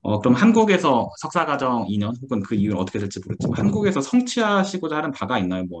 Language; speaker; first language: Korean; native; Korean